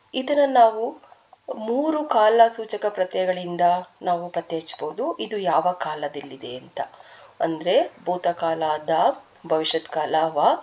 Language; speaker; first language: Kannada; native; Kannada